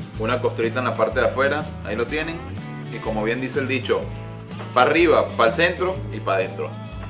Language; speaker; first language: Spanish; native; Spanish